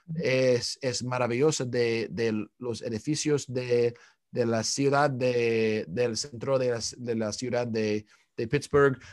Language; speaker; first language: Spanish; non-native, fluent; English